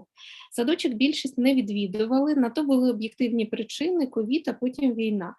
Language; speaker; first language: Ukrainian; native; Ukrainian